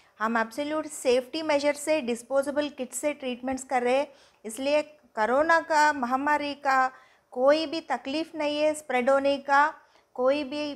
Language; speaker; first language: Hindi; non-native, local second language; Telugu